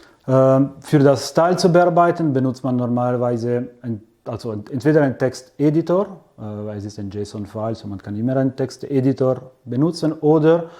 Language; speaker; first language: German; non-native, fluent; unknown